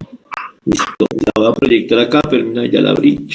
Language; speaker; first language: Spanish; native; Spanish